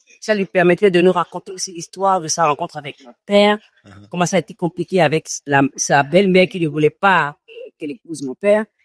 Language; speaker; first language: French; non-native, local second language; Fon